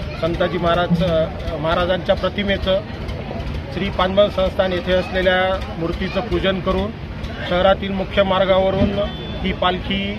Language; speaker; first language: Marathi; native; Marathi